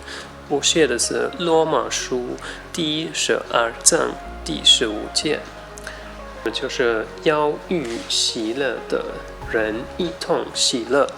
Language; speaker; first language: Chinese; non-native, fluent; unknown